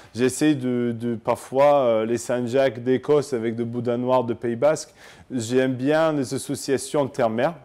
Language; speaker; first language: French; non-native, fluent; English